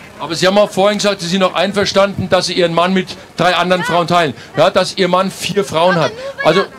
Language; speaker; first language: German; native; German